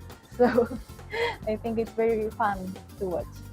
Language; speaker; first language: English; non-native, fluent; Japanese